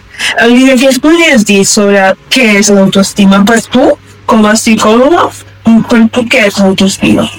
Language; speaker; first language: Catalan; non-native, local second language; Spanish